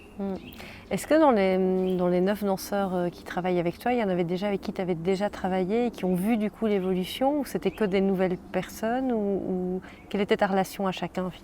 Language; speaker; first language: French; native; French